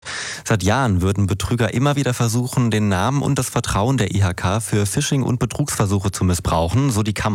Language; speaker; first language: German; native; German